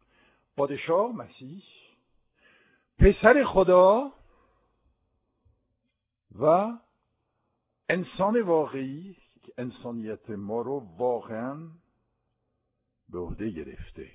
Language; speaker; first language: Persian; non-native, fluent; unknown